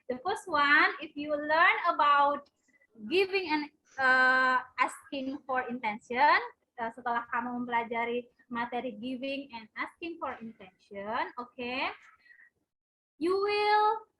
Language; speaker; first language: English; non-native, learner; Indonesian